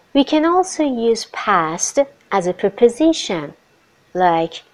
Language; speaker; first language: English; non-native, fluent; Persian